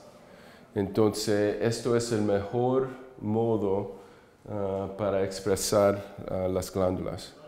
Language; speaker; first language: Spanish; early bilingual, heritage; English